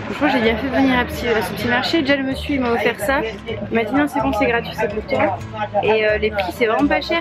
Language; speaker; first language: French; native; French